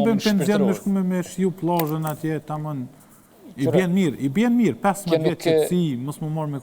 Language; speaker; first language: Albanian; native; Albanian